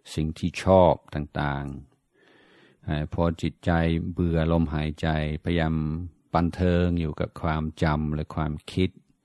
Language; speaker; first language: Thai; non-native, fluent; English